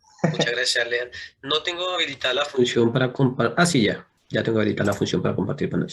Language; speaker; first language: Spanish; native; Spanish